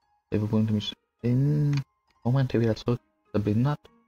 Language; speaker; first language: German; native; German